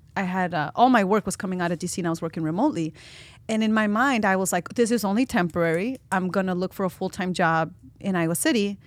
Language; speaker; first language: English; early bilingual, other home language; Spanish